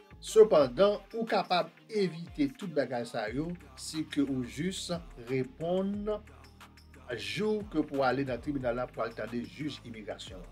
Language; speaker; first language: French; non-native, learner; Haitian Creole